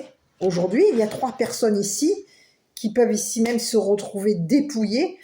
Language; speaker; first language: French; native; French